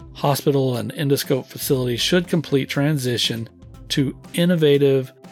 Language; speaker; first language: English; native; English